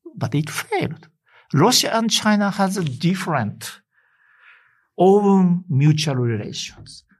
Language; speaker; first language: English; non-native, learner; Japanese